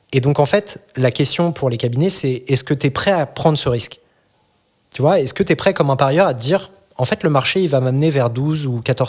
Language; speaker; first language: French; native; French